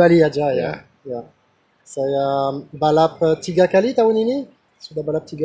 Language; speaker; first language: Indonesian; non-native, fluent; French